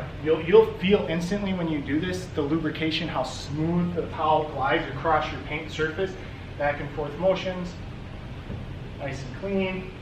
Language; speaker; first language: English; native; English